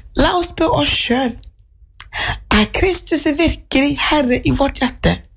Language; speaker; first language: Norwegian; non-native, fluent; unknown